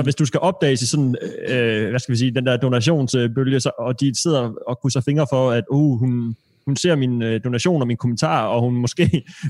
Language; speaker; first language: Danish; native; Danish